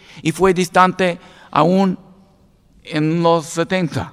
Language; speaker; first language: Spanish; non-native, learner; English